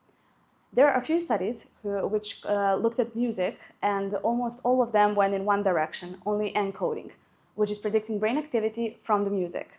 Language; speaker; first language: English; non-native, fluent; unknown